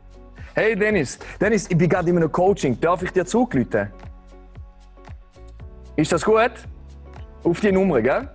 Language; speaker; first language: German; native; German